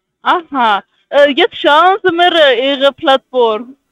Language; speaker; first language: German; non-native, learner; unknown